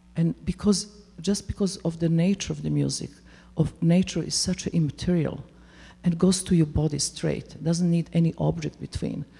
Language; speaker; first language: English; non-native, fluent; Serbian